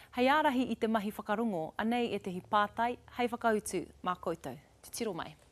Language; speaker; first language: Māori; non-native, local second language; English